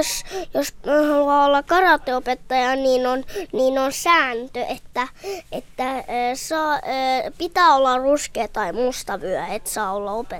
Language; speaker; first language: Finnish; early bilingual, heritage; Finnish